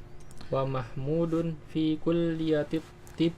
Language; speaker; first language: Arabic; non-native, learner; Indonesian